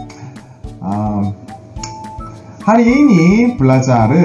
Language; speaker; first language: Indonesian; non-native, learner; Korean